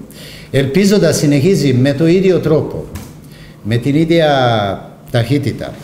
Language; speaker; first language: Greek; non-native, fluent; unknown